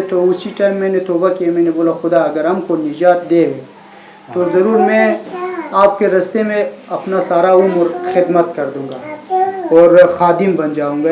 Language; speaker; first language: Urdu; non-native, learner; Persian